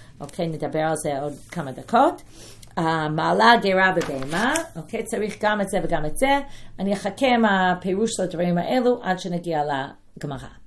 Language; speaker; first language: Hebrew; non-native, fluent; English